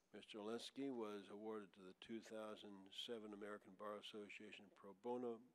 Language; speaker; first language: English; native; English